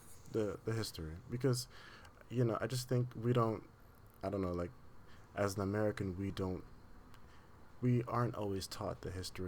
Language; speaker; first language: English; non-native, learner; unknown